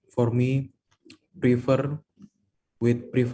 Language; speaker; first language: English; non-native, fluent; Indonesian